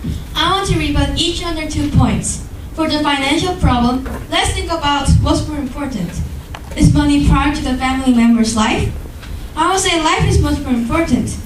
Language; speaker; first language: English; non-native, fluent; Korean